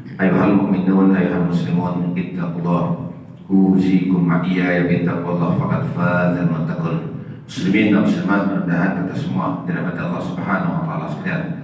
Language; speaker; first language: Malay; non-native, local second language; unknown